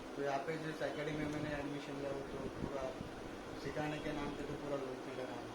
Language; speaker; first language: Hindi; non-native, local second language; Marathi